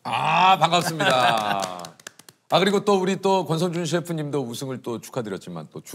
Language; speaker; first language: Korean; native; Korean